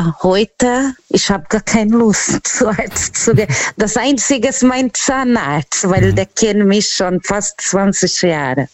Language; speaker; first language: German; non-native, learner; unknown